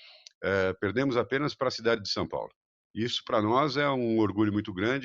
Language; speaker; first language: Portuguese; native; Portuguese